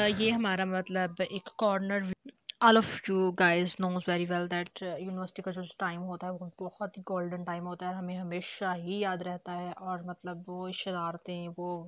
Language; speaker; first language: Urdu; native; Urdu